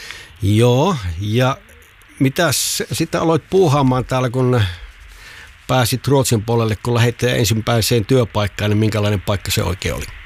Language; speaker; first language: Finnish; native; Finnish